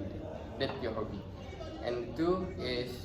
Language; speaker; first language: English; non-native, learner; Indonesian